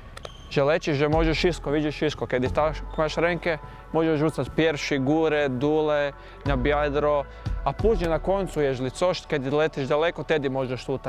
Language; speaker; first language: Polish; non-native, learner; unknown